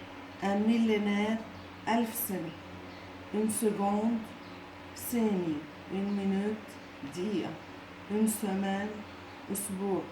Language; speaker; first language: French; non-native, local second language; Arabic